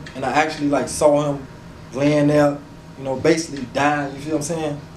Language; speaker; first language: English; native; English